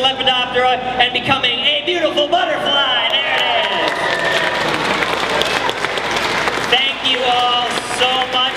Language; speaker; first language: English; native; English